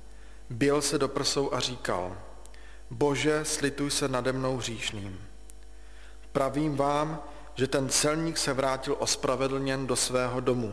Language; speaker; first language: Czech; native; Czech